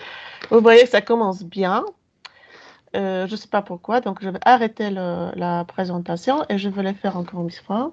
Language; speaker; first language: French; non-native, fluent; Polish